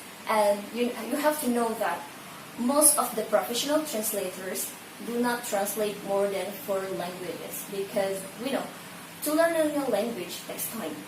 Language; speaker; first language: English; non-native, learner; Indonesian